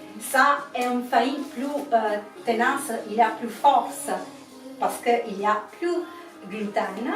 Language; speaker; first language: French; non-native, learner; Italian